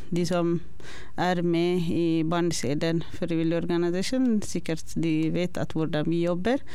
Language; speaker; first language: Norwegian; non-native, learner; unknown